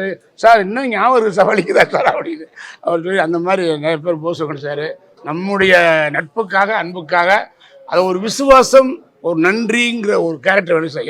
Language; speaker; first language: Tamil; native; Tamil